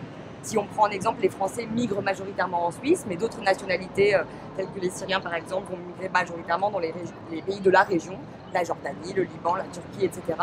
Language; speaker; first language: French; native; French